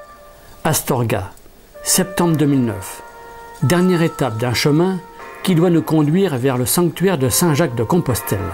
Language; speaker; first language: French; native; French